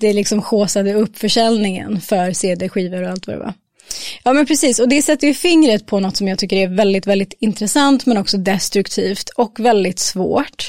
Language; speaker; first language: Swedish; native; Swedish